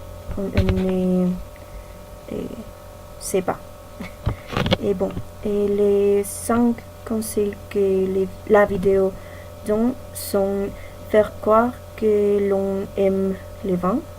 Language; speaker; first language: French; non-native, learner; Spanish